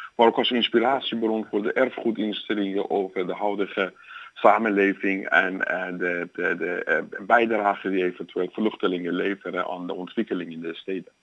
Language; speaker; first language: Dutch; non-native, fluent; Persian